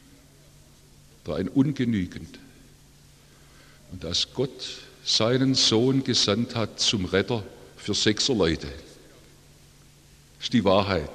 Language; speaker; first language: German; native; German